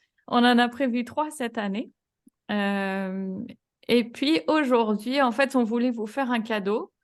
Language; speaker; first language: French; native; French